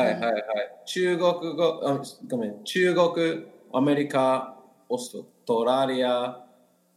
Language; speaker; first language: Japanese; non-native, learner; English